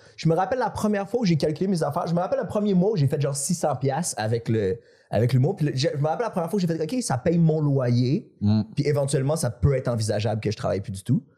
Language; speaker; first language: French; non-native, fluent; Greek